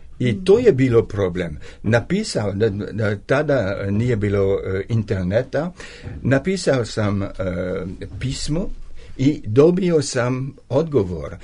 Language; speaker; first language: Serbian; non-native, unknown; French